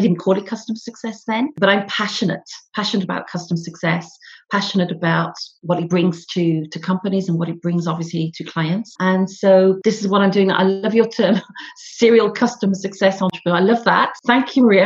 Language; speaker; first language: English; native; English